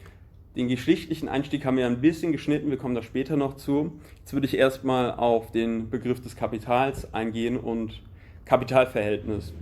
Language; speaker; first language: German; native; German